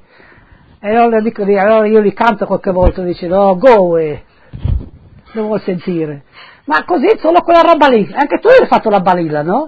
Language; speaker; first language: Italian; non-native, local second language; Friulian